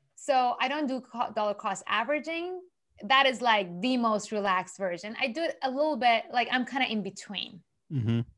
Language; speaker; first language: English; non-native, fluent; Persian